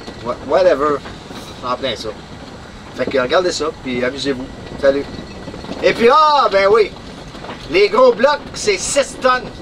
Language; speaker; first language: French; native; French